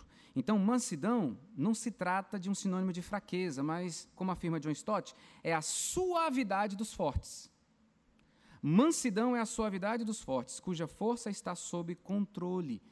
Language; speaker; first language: Portuguese; native; Portuguese